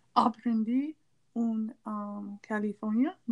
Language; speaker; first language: French; non-native, learner; English